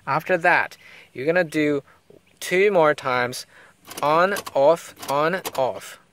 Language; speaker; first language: English; non-native, learner; Chinese